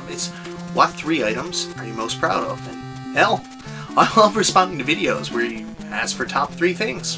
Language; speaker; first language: English; native; English